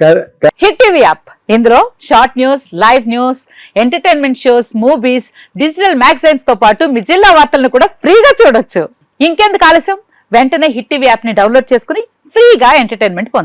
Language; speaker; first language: Telugu; native; Telugu